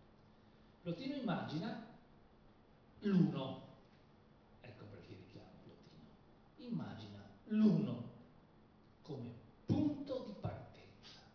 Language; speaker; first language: Italian; native; Italian